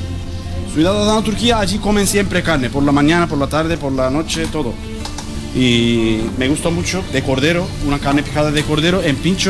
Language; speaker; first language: Spanish; non-native, learner; Turkish